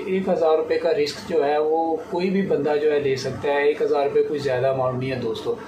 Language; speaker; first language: Urdu; non-native, local second language; Punjabi